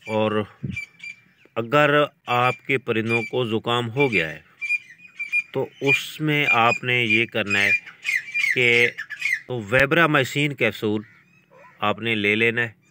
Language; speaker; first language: Urdu; non-native, local second language; Punjabi